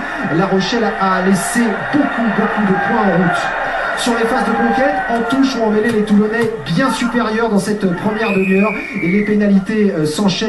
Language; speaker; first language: French; native; French